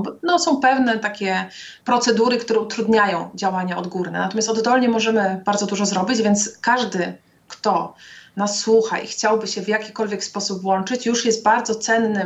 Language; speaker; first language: Polish; native; Polish